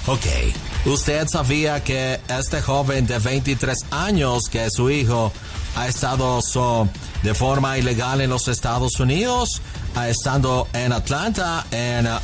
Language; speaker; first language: Spanish; non-native, fluent; English